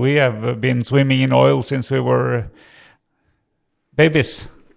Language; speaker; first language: English; non-native, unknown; Norwegian